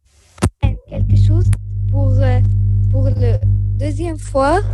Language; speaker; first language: French; non-native, learner; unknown